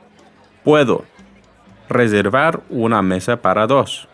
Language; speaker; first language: Spanish; non-native, fluent; English